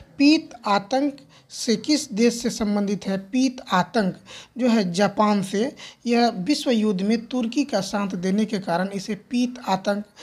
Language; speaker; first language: Hindi; native; Hindi